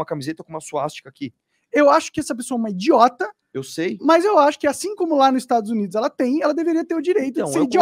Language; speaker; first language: Portuguese; native; Portuguese